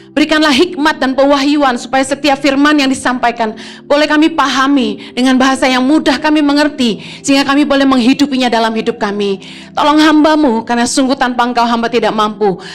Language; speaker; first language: Indonesian; native; Indonesian